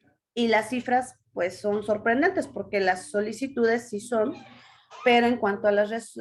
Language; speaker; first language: Spanish; native; Spanish